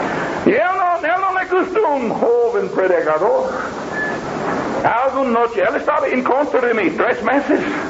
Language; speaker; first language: Spanish; non-native, learner; English